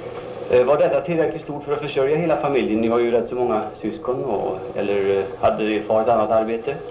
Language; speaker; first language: Swedish; native; Swedish